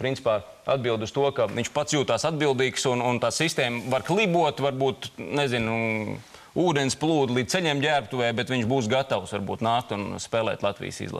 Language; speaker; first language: Latvian; native; Latvian